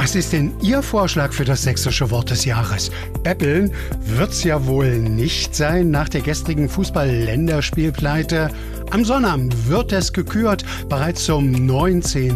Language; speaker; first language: German; native; German